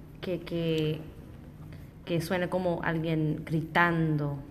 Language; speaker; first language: Spanish; non-native, learner; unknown